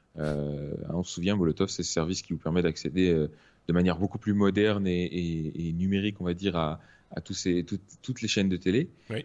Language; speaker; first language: French; native; French